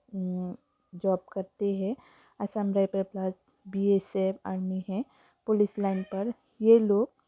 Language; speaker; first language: Hindi; non-native, local second language; Bangla